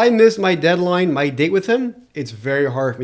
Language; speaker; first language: English; non-native, local second language; French